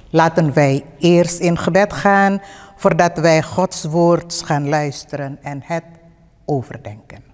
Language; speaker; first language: Dutch; non-native, fluent; Indonesian